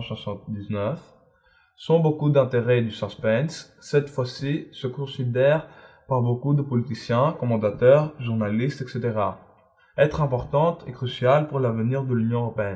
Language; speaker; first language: French; non-native, learner; Greek